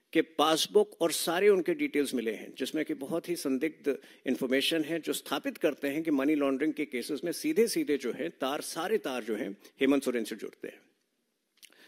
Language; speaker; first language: Hindi; native; Hindi